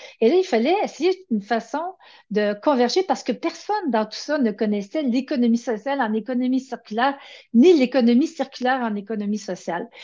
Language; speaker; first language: French; native; French